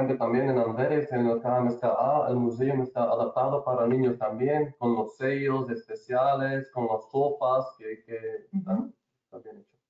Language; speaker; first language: Spanish; non-native, learner; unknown